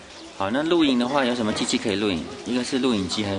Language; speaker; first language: Chinese; native; Chinese